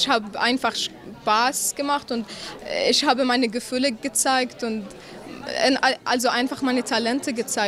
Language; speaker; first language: German; non-native, fluent; Arabic